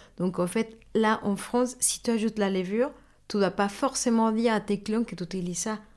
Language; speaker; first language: French; non-native, fluent; Spanish